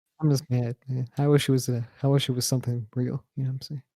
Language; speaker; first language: English; native; English